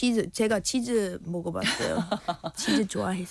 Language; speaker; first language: Korean; non-native, learner; English